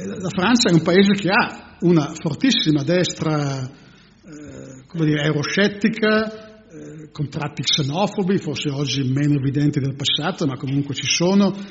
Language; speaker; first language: Italian; native; Italian